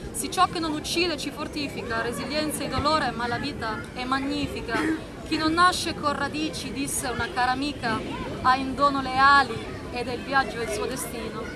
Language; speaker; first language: Italian; early bilingual, other home language; Arabic